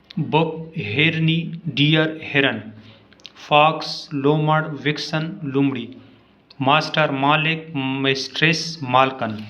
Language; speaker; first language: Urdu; non-native, local second language; Pashto